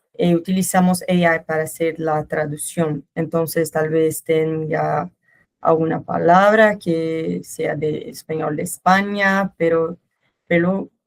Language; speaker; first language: Spanish; non-native, learner; Portuguese